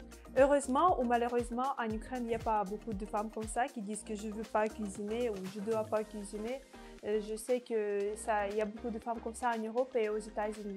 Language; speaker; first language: French; non-native, fluent; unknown